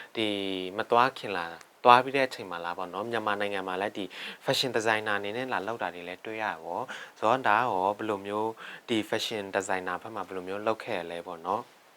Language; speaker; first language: Burmese; non-native, local second language; Shan